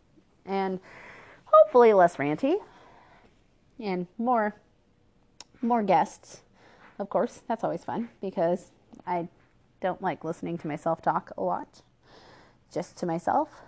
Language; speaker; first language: English; native; English